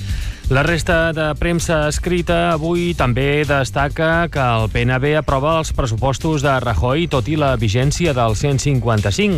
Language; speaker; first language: Catalan; native; Catalan